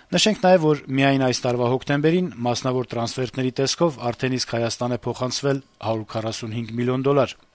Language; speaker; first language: Armenian; native; Armenian